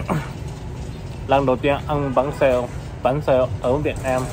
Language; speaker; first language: Vietnamese; non-native, learner; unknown